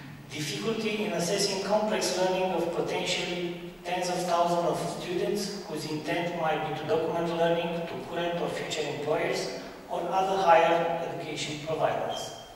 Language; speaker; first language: English; non-native, fluent; Romanian